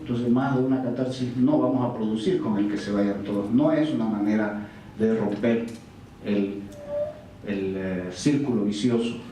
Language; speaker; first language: Spanish; native; Spanish